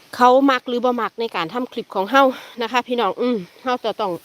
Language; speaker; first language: Thai; native; Thai